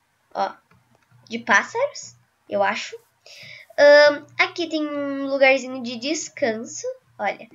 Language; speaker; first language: Portuguese; native; Portuguese